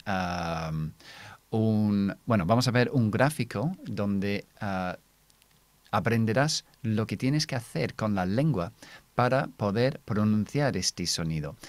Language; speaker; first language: Spanish; non-native, fluent; English